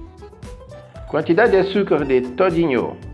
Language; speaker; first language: Portuguese; non-native, fluent; French